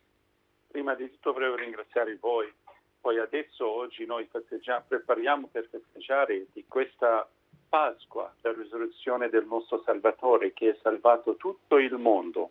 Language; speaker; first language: Italian; non-native, fluent; Arabic